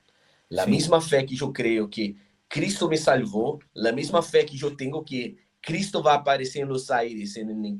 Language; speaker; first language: Spanish; non-native, fluent; Portuguese